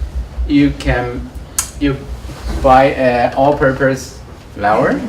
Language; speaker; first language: English; non-native, learner; Chinese